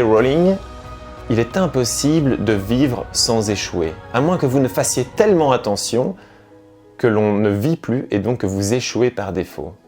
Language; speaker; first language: French; native; French